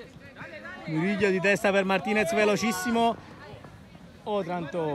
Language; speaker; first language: Italian; native; Italian